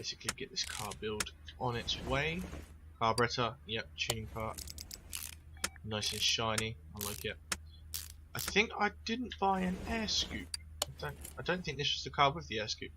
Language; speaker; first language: English; native; English